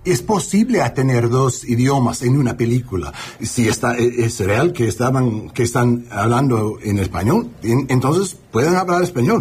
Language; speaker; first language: Spanish; non-native, learner; English